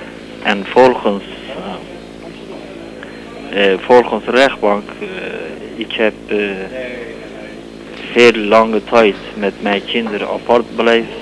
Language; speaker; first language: Dutch; non-native, learner; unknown